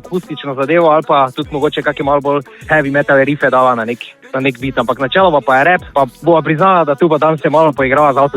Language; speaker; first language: Slovenian; native; Slovenian